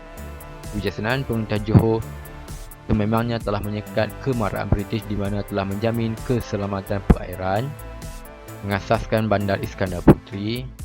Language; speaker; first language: Malay; native; Malay